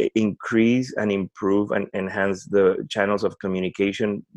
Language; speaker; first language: English; non-native, fluent; Spanish